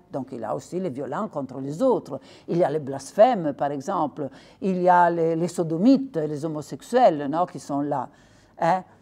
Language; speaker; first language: French; non-native, fluent; Italian